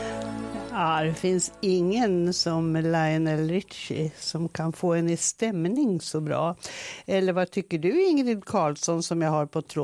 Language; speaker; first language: Swedish; native; Swedish